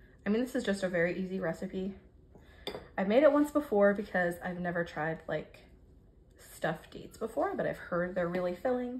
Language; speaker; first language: English; native; English